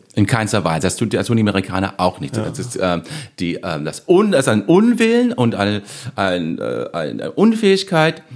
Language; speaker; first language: German; non-native, fluent; English